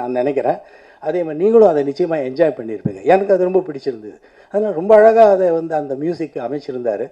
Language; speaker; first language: Tamil; native; Tamil